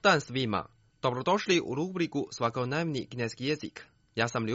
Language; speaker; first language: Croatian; non-native, fluent; Chinese